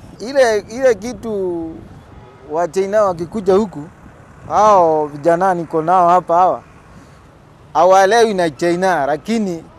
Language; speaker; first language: Swahili; non-native, local second language; Kamba